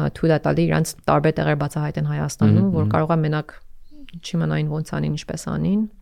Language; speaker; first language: Armenian; early bilingual, heritage; Armenian